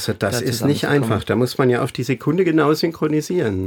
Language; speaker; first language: German; native; German